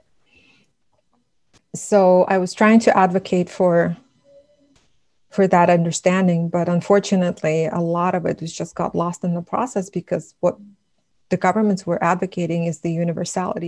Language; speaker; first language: English; non-native, fluent; Buriat